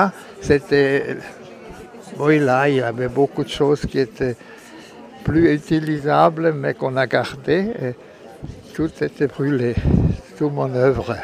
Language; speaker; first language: French; non-native, local second language; German